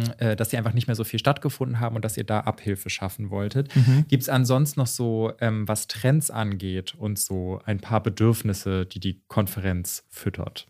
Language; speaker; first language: German; native; German